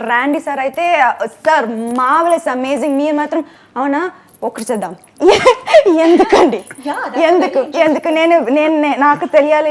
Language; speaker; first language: Telugu; non-native, local second language; Tamil